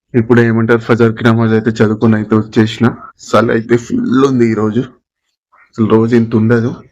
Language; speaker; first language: Telugu; non-native, local second language; Urdu